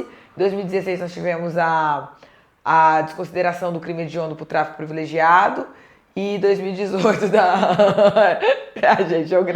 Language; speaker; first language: Portuguese; native; Portuguese